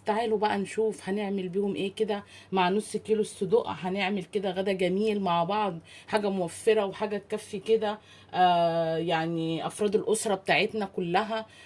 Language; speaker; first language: Arabic; native; Arabic